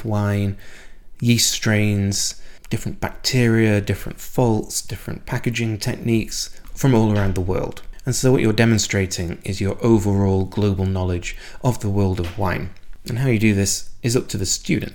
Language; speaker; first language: English; native; English